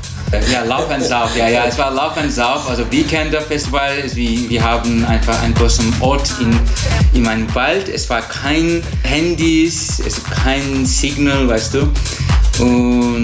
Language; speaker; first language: German; non-native, learner; Turkish